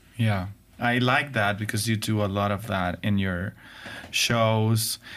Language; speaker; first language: English; non-native, fluent; Spanish